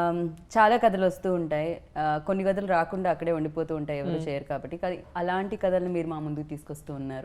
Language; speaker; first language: Telugu; native; Telugu